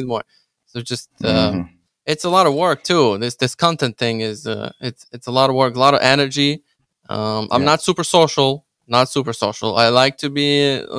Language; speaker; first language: English; non-native, fluent; Ukrainian